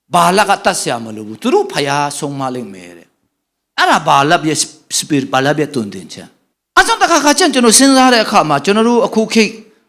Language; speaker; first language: Burmese; non-native, local second language; Tedim Chin